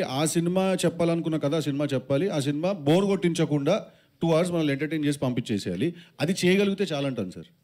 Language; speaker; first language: Telugu; native; Telugu